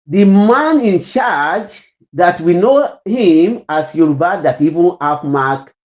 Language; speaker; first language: English; non-native, local second language; Yoruba